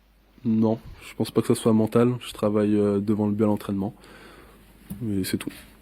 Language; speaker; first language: French; native; French